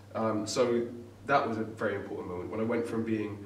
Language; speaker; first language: English; native; English